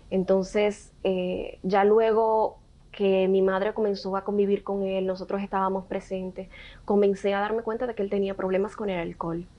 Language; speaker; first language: Spanish; native; Spanish